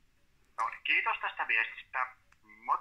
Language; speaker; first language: Finnish; native; Finnish